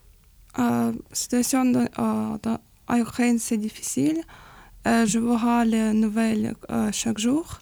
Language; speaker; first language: French; non-native, learner; Ukrainian